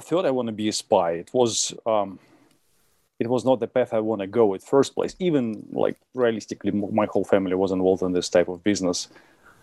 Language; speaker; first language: English; non-native, fluent; Russian